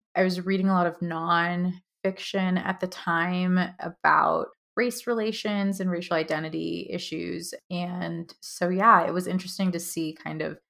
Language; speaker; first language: English; early bilingual, other home language; Hindi